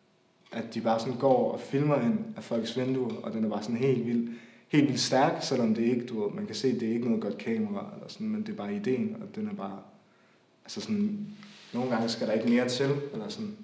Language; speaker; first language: Danish; native; Danish